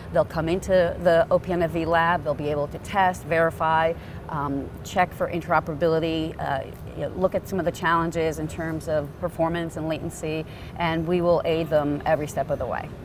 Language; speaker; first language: English; native; English